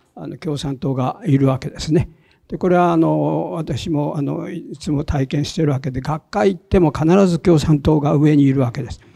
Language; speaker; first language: Japanese; native; Japanese